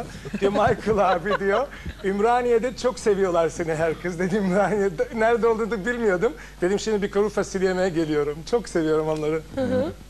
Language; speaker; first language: Turkish; non-native, fluent; English